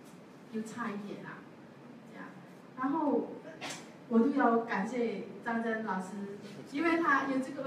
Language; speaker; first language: Chinese; non-native, learner; Javanese